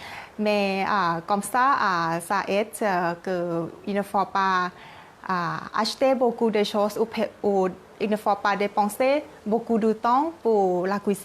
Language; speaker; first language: French; non-native, learner; Thai